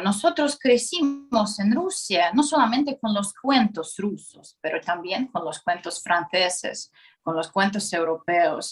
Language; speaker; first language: Spanish; non-native, fluent; Russian